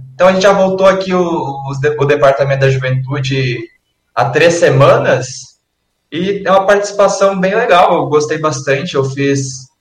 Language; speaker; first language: Portuguese; native; Portuguese